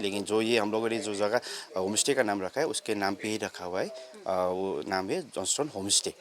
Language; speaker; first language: Hindi; non-native, local second language; Nepali